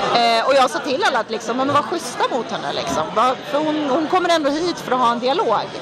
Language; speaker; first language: Swedish; native; Swedish